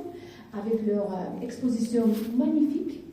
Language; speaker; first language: French; non-native, fluent; Azerbaijani